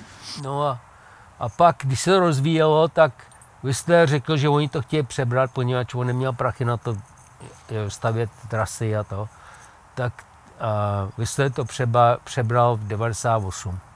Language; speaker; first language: Czech; early bilingual, heritage; Czech